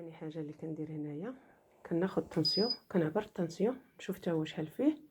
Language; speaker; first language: Arabic; native; Arabic